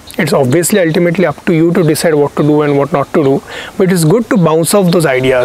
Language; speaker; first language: English; non-native, local second language; Marathi